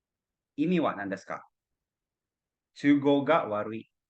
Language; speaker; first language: Japanese; non-native, fluent; Cebuano